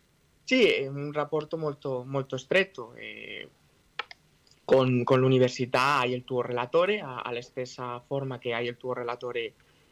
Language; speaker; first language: Italian; non-native, fluent; Spanish